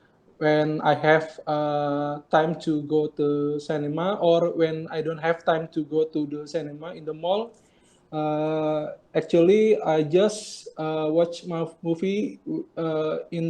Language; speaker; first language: English; non-native, learner; Indonesian